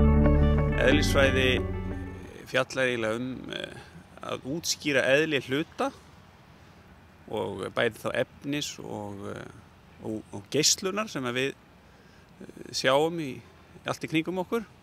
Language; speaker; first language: Icelandic; native; Icelandic